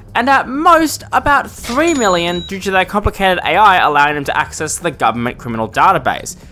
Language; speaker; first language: English; native; English